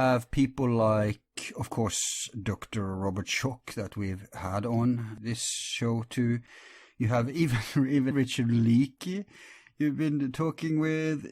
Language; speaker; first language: English; non-native, fluent; Norwegian